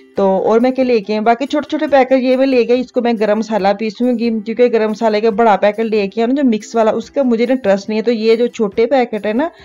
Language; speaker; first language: Urdu; native; Urdu